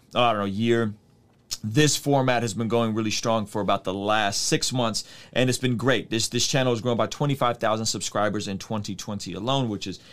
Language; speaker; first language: English; early bilingual, other home language; Russian